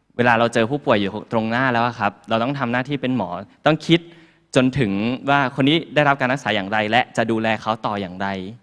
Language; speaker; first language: Thai; native; Thai